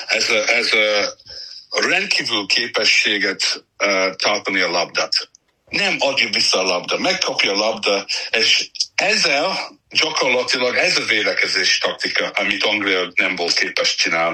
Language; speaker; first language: Hungarian; non-native, fluent; English